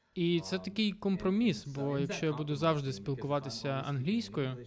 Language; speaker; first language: Ukrainian; non-native, fluent; English